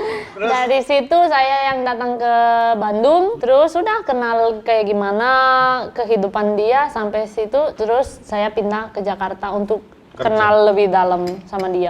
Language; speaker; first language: Indonesian; non-native, fluent; Spanish